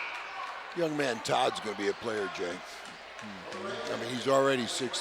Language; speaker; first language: English; native; English